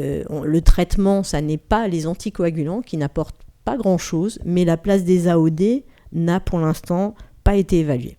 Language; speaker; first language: French; native; French